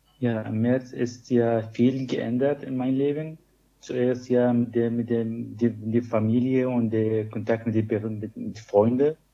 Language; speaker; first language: German; non-native, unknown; Arabic